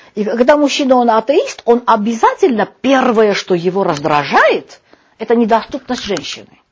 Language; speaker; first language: Russian; non-native, local second language; Armenian